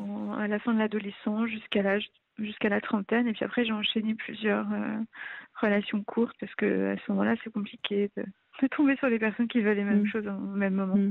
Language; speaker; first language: French; native; French